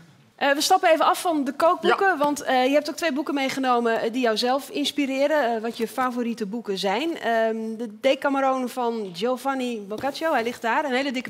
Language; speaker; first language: Dutch; native; Dutch